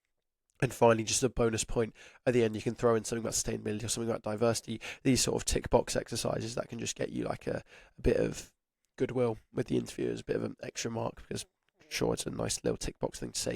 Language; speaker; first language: English; native; English